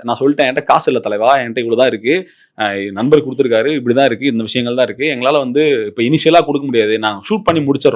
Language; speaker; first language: Tamil; native; Tamil